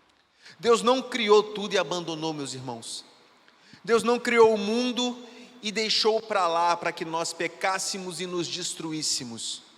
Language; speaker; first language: Portuguese; native; Portuguese